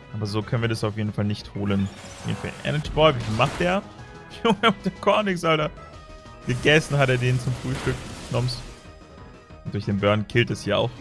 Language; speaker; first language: German; native; German